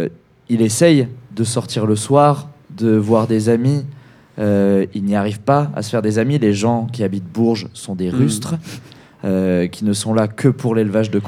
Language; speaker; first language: French; native; French